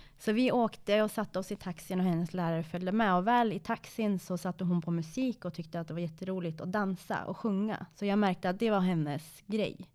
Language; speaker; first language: Swedish; early bilingual, other home language; Persian